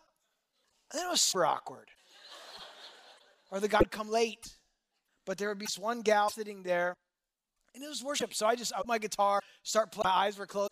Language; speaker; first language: English; native; English